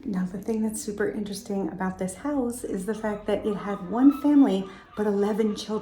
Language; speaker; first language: English; native; English